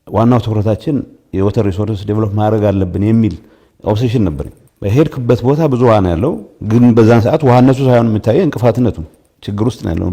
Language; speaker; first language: Amharic; non-native, local second language; Tigrinya